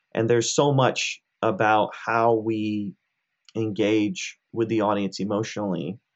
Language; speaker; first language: English; native; English